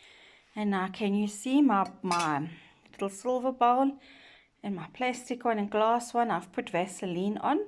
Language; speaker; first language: English; native; English